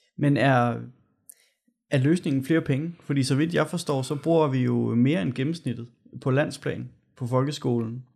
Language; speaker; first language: Danish; native; Danish